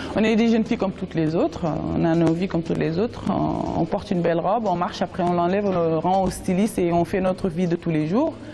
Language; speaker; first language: French; non-native, local second language; Wolof